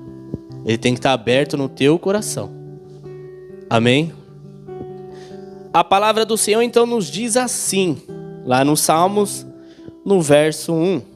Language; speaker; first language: Portuguese; native; Portuguese